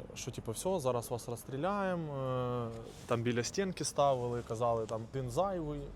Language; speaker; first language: Ukrainian; native; Ukrainian